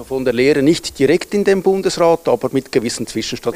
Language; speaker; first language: German; native; German